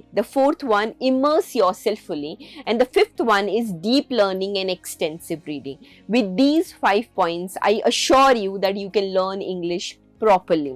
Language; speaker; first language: English; non-native, local second language; Hindi